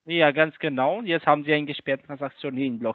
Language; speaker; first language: German; non-native, learner; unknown